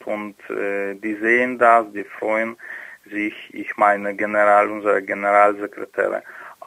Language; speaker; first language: German; non-native, learner; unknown